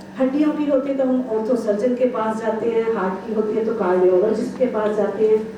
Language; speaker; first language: Hindi; non-native, local second language; Punjabi